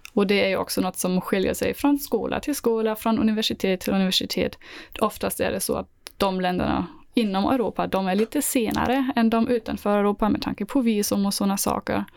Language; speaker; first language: Swedish; non-native, fluent; German